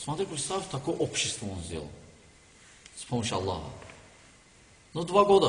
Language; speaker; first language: Russian; non-native, learner; Azerbaijani